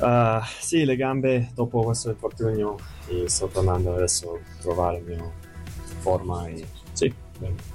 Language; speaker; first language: Italian; non-native, fluent; English